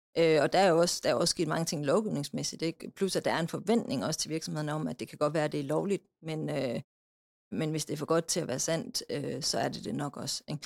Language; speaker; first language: Danish; native; Danish